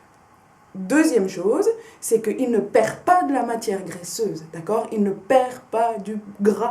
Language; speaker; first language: French; native; French